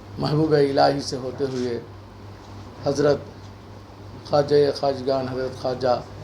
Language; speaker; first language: Urdu; native; Urdu